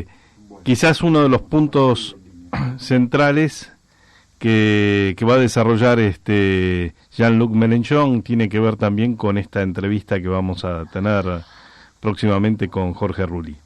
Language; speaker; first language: Spanish; native; Spanish